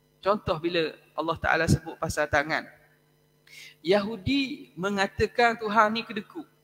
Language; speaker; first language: Malay; native; Malay